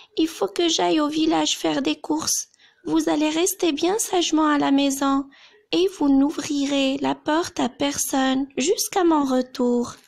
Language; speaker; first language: French; non-native, local second language; Arabic